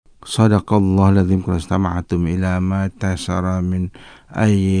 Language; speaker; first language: Arabic; non-native, fluent; Indonesian